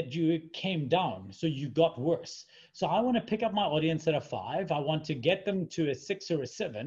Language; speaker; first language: English; native; English